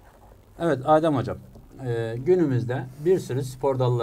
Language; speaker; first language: Turkish; native; Turkish